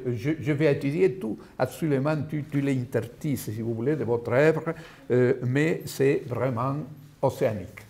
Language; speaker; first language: French; non-native, fluent; Spanish